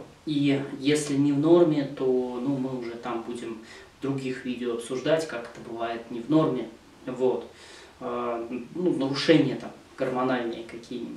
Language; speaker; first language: Russian; native; Russian